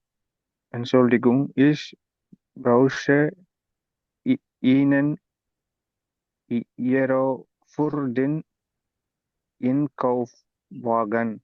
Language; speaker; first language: German; non-native, learner; Tamil